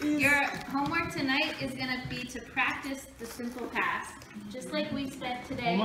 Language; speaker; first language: English; native; English